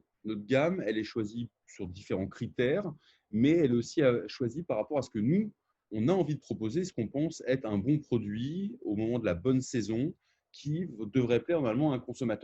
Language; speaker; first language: French; native; French